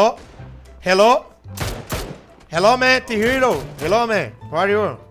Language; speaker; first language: English; non-native, learner; Portuguese